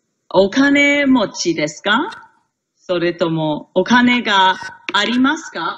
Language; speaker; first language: Japanese; non-native, fluent; English